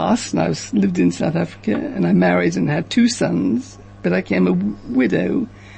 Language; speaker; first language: English; native; English